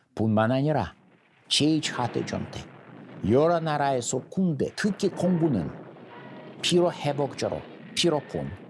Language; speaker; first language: Korean; non-native, fluent; Russian